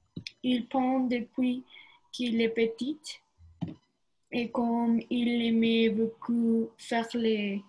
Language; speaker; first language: French; non-native, learner; Spanish